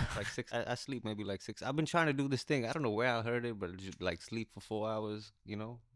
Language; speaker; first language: English; early bilingual, other home language; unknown